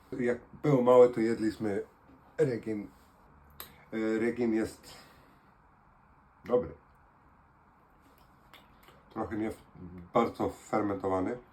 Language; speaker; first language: Polish; non-native, learner; Icelandic